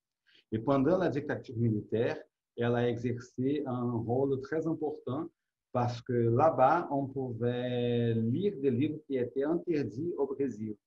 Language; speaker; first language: French; non-native, fluent; Portuguese